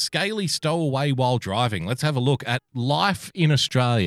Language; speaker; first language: English; native; English